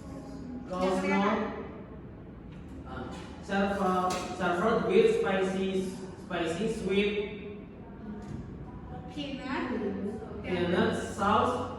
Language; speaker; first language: English; non-native, learner; Indonesian